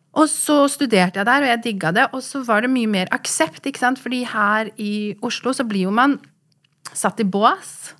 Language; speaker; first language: Norwegian; early bilingual, other home language; Kurdish